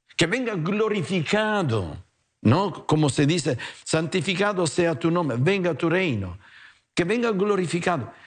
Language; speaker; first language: Spanish; non-native, fluent; Italian